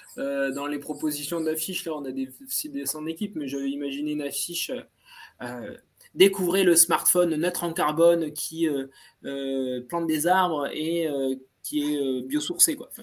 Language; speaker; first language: French; native; French